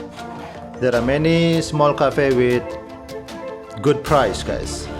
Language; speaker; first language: English; non-native, local second language; Indonesian